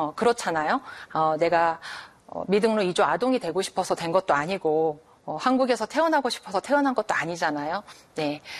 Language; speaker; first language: Korean; native; Korean